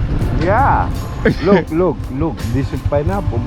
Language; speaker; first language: English; non-native, learner; Spanish